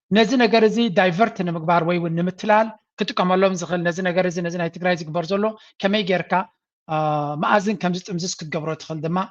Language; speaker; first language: Tigrinya; native; Tigrinya